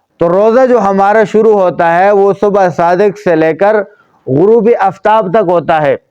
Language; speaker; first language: Urdu; non-native, local second language; Pashto